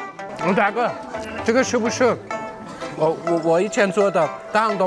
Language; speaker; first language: Chinese; non-native, fluent; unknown